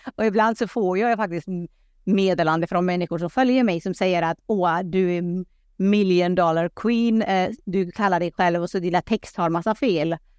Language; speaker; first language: Swedish; early bilingual, other home language; Pashto